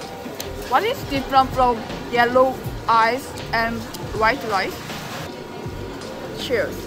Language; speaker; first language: English; non-native, learner; Korean